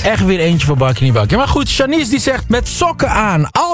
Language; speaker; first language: Dutch; native; Dutch